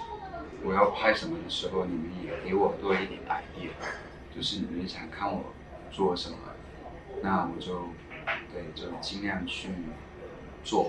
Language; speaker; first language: Chinese; non-native, local second language; Cantonese